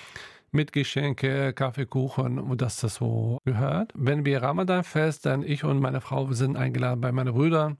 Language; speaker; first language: German; non-native, local second language; Arabic